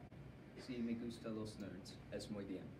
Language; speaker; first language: Spanish; non-native, learner; English